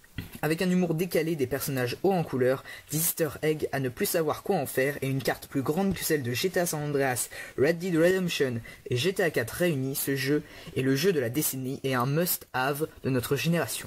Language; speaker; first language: French; native; French